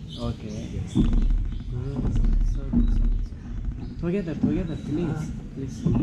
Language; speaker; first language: English; non-native, learner; Turkish